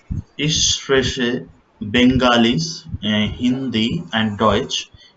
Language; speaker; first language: German; non-native, learner; Bangla